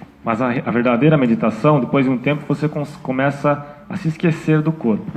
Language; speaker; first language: Portuguese; native; Portuguese